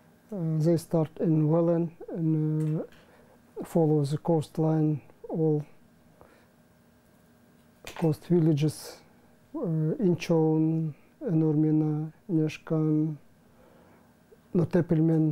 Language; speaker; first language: English; non-native, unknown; Russian